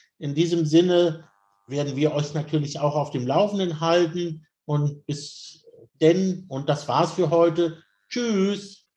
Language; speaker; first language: German; native; German